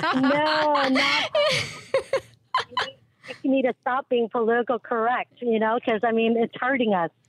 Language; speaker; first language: English; early bilingual, other home language; Vietnamese